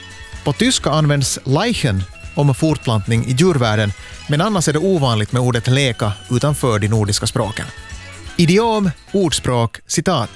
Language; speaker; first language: Swedish; native; Swedish